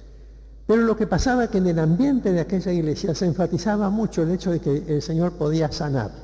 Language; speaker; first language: Spanish; native; Spanish